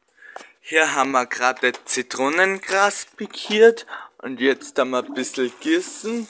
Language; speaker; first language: German; non-native, learner; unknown